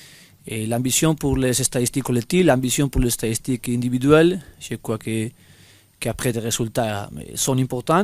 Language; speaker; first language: French; non-native, fluent; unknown